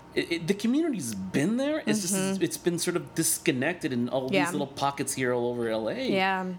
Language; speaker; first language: English; non-native, fluent; Spanish